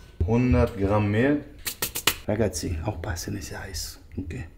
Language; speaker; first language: German; native; German